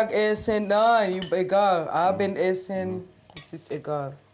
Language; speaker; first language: German; non-native, learner; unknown